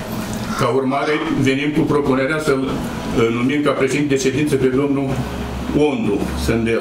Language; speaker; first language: Romanian; native; Romanian